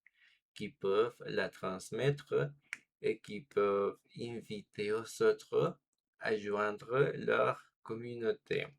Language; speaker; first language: French; non-native, fluent; Spanish